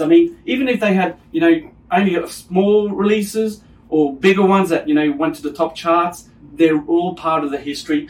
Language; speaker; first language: English; non-native, fluent; French